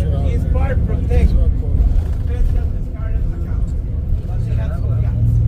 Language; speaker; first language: English; non-native, learner; Spanish